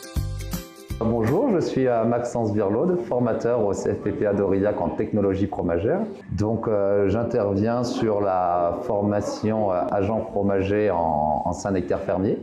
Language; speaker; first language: French; native; French